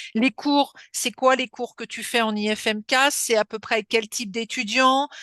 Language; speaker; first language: French; native; French